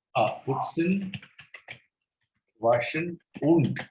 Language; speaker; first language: German; non-native, fluent; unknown